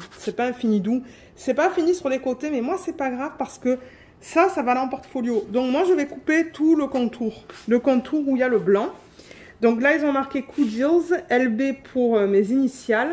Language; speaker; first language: French; native; French